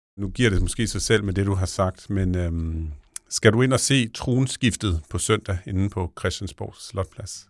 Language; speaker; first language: Danish; native; Danish